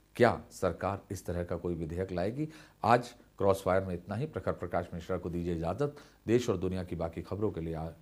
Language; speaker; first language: Hindi; native; Hindi